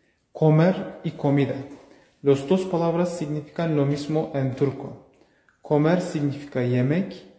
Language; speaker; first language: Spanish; non-native, learner; Turkish